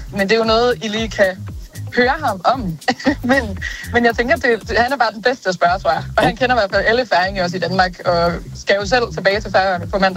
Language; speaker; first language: Danish; native; Danish